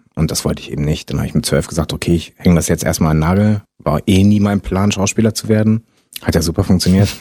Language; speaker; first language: German; early bilingual, other home language; French